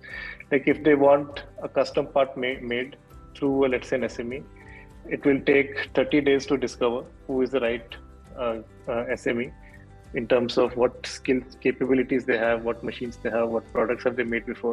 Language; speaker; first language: English; non-native, local second language; Odia